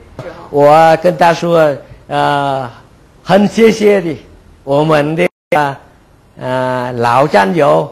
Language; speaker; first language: Chinese; non-native, learner; Vietnamese